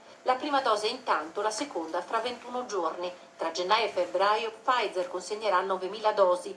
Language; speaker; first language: Italian; native; Italian